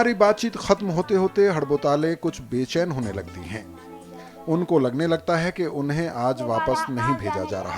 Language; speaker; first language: Hindi; native; Hindi